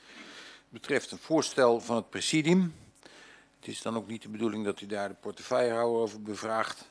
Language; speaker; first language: Dutch; native; Dutch